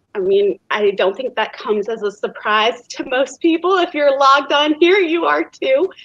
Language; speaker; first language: English; native; English